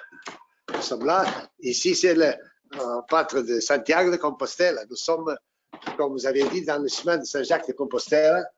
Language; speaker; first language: French; non-native, fluent; Portuguese